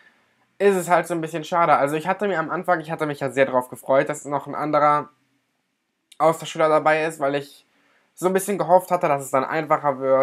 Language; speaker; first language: German; native; German